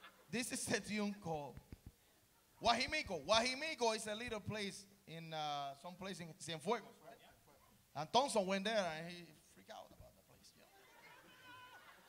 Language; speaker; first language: English; non-native, fluent; Spanish